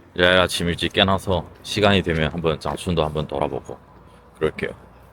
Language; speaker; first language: Korean; native; Korean